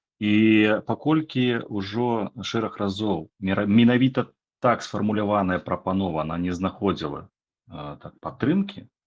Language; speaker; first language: Belarusian; non-native, local second language; Russian